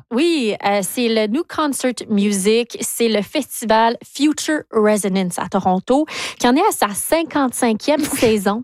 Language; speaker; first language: French; native; French